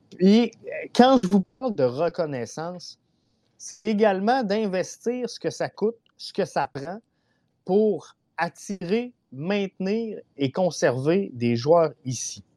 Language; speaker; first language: French; native; French